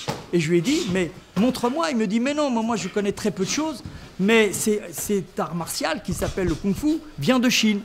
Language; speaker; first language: French; native; French